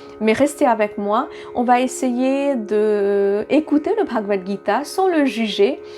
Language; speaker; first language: French; non-native, local second language; Bhojpuri